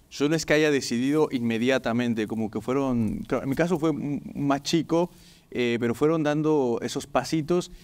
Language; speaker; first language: Spanish; native; Spanish